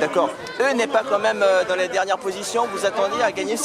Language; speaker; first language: French; native; French